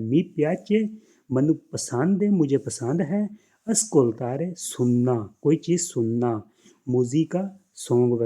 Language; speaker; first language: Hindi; non-native, local second language; Punjabi